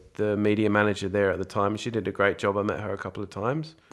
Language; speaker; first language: English; native; English